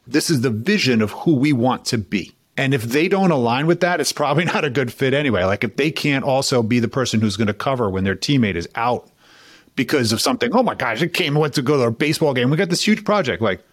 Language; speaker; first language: English; native; English